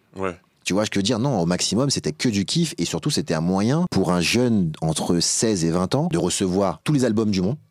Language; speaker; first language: French; native; French